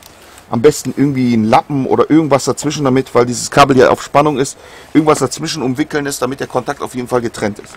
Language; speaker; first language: German; native; German